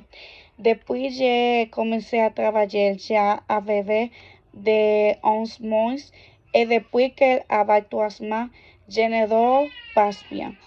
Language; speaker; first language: French; non-native, learner; Spanish